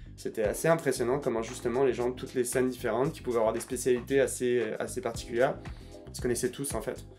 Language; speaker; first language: French; native; French